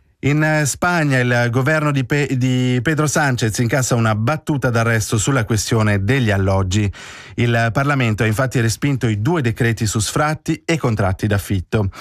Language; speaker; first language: Italian; native; Italian